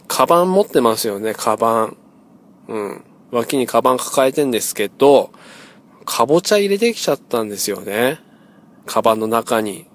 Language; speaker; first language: Japanese; native; Japanese